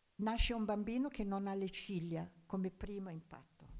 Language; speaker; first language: Italian; non-native, fluent; German